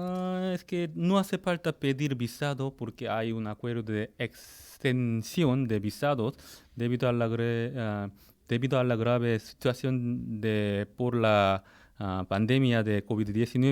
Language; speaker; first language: Spanish; non-native, fluent; Korean